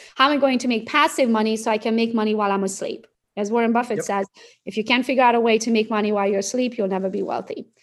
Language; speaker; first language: English; non-native, fluent; Romanian